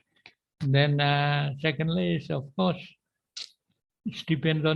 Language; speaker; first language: English; non-native, learner; Indonesian